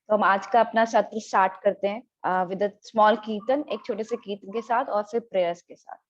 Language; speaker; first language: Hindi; native; Hindi